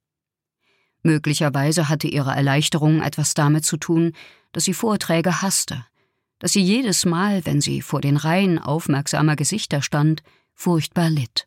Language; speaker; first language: German; native; German